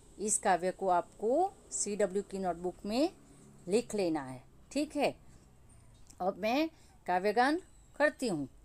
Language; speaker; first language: Hindi; non-native, local second language; Gujarati